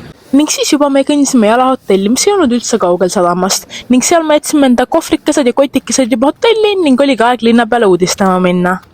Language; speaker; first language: Estonian; native; Estonian